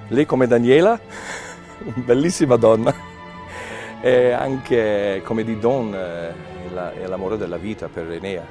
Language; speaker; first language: Italian; non-native, learner; English